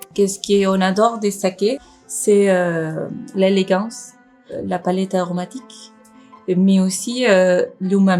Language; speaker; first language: French; non-native, fluent; Spanish